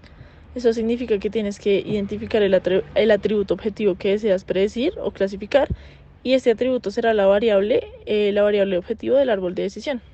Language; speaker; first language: Spanish; native; Spanish